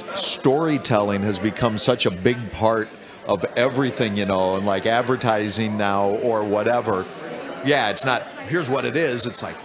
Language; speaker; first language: English; native; English